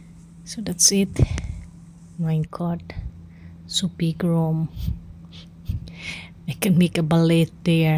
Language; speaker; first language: English; non-native, local second language; Filipino